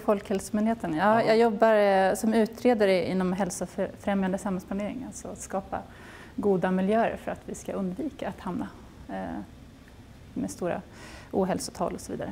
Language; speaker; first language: Swedish; native; Swedish